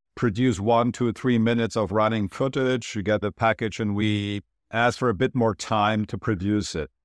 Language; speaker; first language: English; non-native, fluent; Turkish